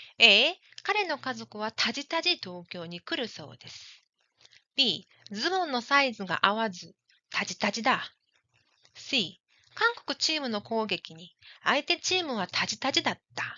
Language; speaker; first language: Japanese; non-native, fluent; Korean